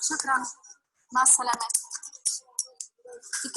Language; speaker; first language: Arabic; non-native, learner; Spanish